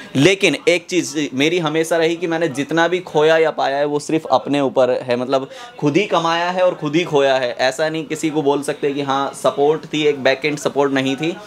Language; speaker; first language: Hindi; native; Hindi